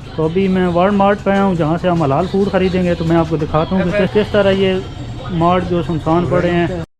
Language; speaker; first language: Urdu; non-native, local second language; Punjabi